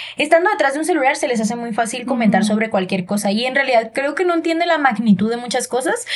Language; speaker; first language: Spanish; native; Spanish